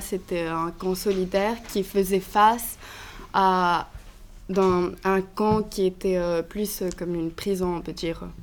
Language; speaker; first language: French; non-native, fluent; Greek